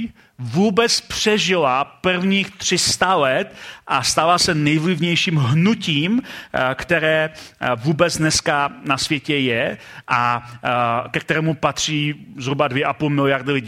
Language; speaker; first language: Czech; native; Czech